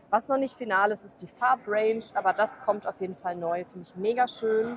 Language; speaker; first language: German; native; German